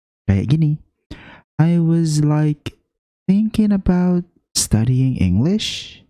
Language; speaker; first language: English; non-native, fluent; Indonesian